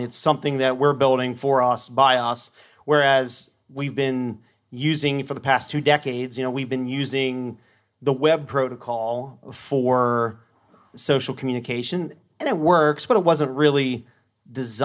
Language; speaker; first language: English; native; English